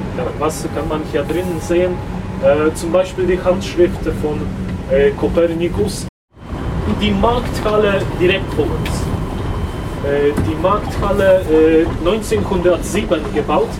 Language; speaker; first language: German; non-native, fluent; Polish